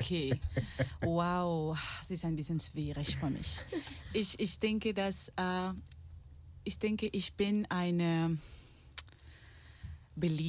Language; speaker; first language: German; non-native, learner; Spanish